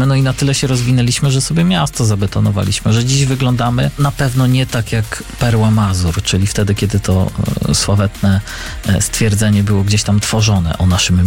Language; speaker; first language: Polish; native; Polish